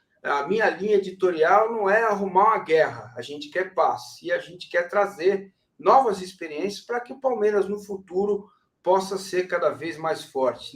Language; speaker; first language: Portuguese; native; Portuguese